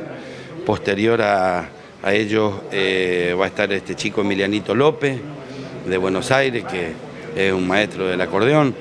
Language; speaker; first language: Spanish; native; Spanish